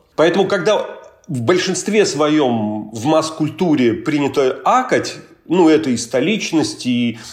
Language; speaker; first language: Russian; native; Russian